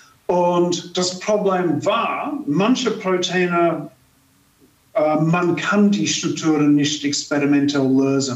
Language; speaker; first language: German; non-native, fluent; English